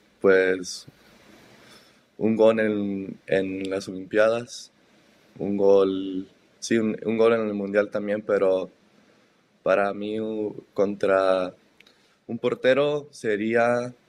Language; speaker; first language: Spanish; early bilingual, heritage; Spanish